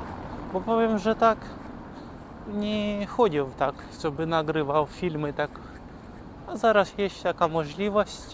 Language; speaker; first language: Polish; non-native, learner; Ukrainian